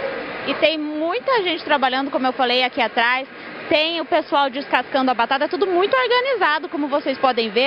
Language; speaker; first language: Portuguese; native; Portuguese